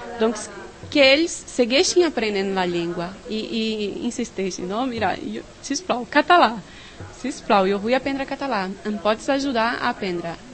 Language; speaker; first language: Catalan; non-native, fluent; Portuguese